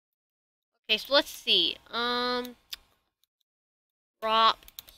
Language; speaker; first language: English; native; English